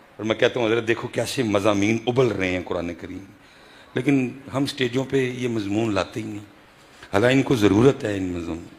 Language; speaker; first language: Urdu; non-native, local second language; Punjabi